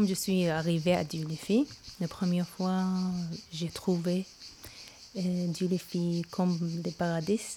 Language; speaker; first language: French; non-native, learner; Arabic